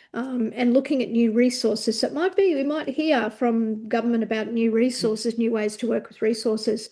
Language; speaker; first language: English; native; English